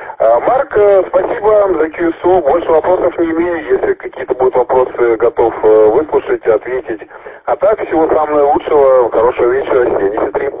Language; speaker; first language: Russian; native; Russian